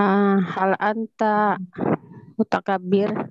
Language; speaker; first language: Arabic; non-native, learner; Indonesian